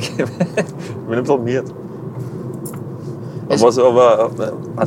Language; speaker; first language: German; native; German